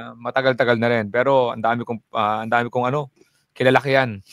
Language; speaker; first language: Filipino; native; Filipino